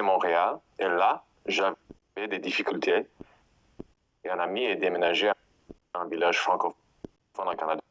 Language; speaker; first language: French; non-native, fluent; English